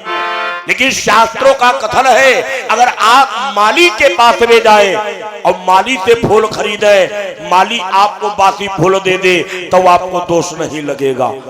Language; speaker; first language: Hindi; native; Hindi